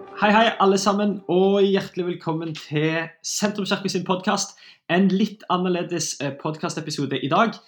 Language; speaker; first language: Norwegian; native; Norwegian